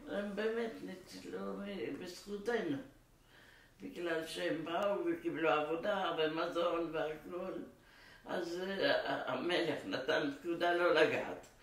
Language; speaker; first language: Hebrew; non-native, fluent; Arabic